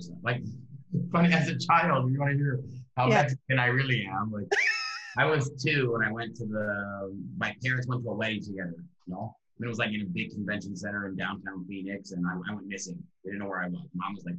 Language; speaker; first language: English; native; English